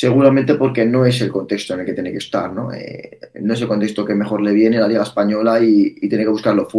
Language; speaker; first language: Spanish; native; Spanish